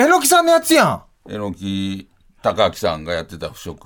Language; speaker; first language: Japanese; native; Japanese